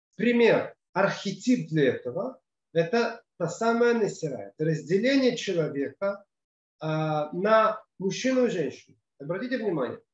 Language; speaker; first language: Russian; early bilingual, other home language; Hebrew